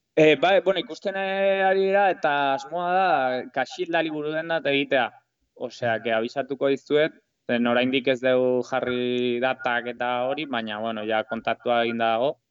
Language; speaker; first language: Basque; non-native, local second language; Spanish